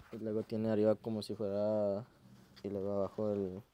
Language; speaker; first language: Spanish; early bilingual, heritage; Spanish